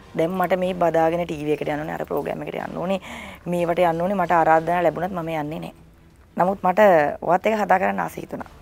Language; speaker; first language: Sinhala; native; Sinhala